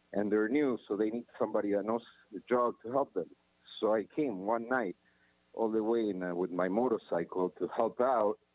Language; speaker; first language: English; non-native, fluent; Spanish